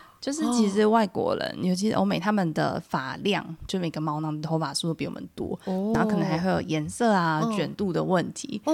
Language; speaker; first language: Chinese; native; Chinese